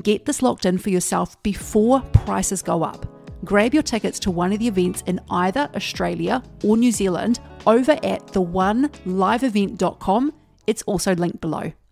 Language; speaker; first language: English; native; English